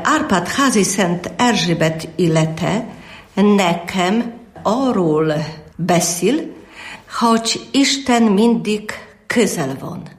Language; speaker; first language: Hungarian; non-native, learner; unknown